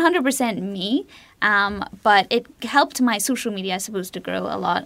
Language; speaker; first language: English; native; English